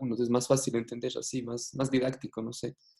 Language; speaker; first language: Spanish; native; Spanish